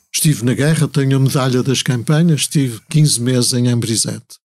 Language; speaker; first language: Portuguese; native; Portuguese